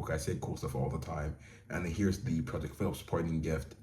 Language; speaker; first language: English; native; English